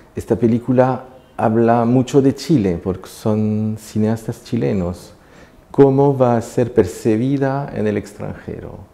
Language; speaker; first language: Spanish; non-native, fluent; French